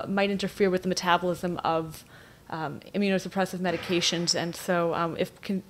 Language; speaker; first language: English; native; English